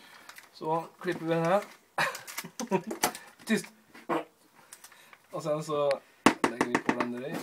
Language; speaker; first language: Swedish; native; Swedish